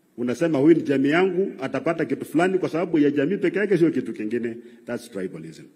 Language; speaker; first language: Swahili; non-native, local second language; Luyia